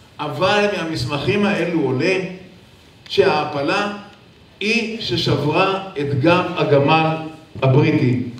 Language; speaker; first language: Hebrew; native; Hebrew